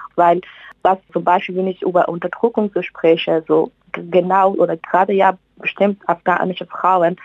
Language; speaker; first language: German; non-native, fluent; Persian